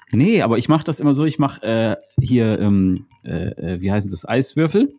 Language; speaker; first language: German; native; German